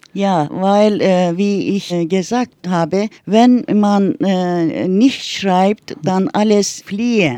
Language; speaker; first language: German; non-native, learner; Turkish